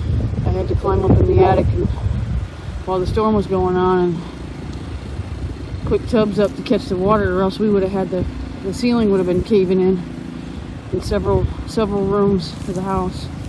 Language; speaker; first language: English; native; English